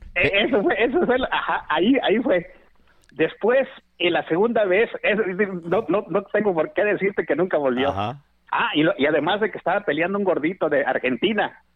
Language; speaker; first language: Spanish; native; Spanish